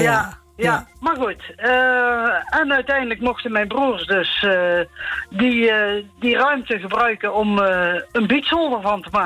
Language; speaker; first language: Dutch; native; Dutch